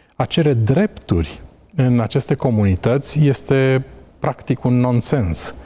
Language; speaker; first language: Romanian; native; Romanian